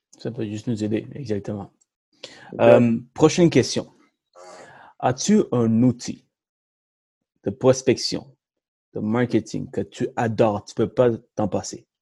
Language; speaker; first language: French; early bilingual, other home language; Tamil